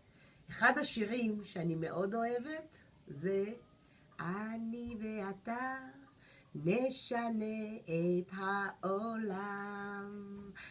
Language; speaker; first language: Hebrew; non-native, learner; English